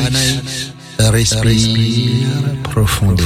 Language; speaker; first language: French; native; French